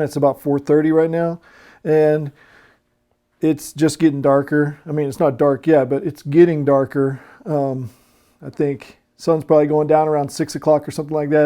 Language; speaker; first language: English; native; English